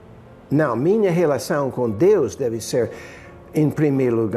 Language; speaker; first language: Portuguese; non-native, fluent; English